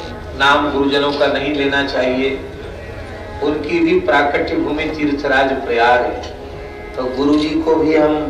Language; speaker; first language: Hindi; native; Hindi